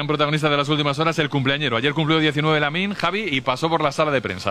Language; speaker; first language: Spanish; native; Spanish